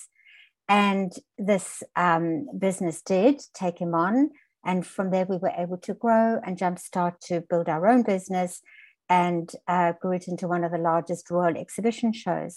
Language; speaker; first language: English; native; English